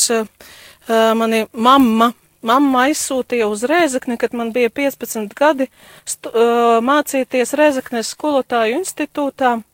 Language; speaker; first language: Latvian; non-native, local second language; Russian